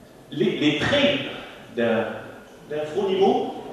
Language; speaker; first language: French; non-native, local second language; Arabic